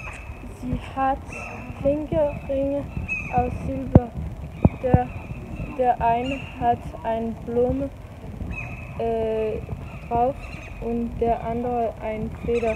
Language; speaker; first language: German; non-native, learner; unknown